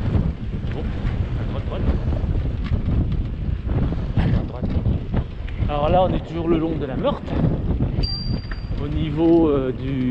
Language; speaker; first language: French; native; French